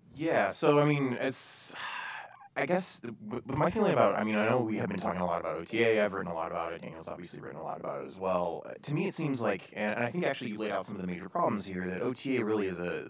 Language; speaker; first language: English; native; English